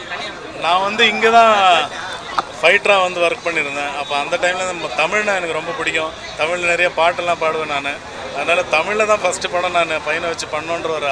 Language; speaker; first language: Tamil; non-native, fluent; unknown